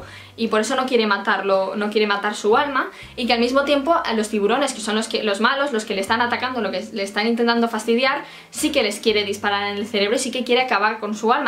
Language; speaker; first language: Spanish; native; Spanish